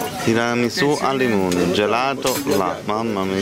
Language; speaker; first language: Italian; native; Italian